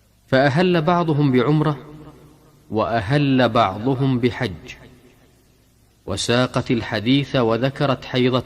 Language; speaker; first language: Arabic; native; Arabic